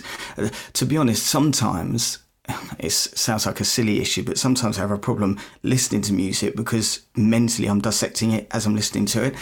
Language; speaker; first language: English; native; English